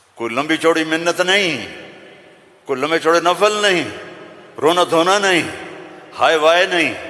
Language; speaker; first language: Urdu; non-native, local second language; Punjabi